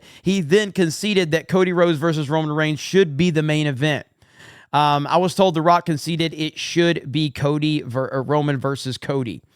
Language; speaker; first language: English; native; English